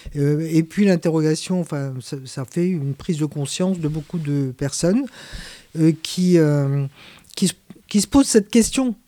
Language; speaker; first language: French; native; French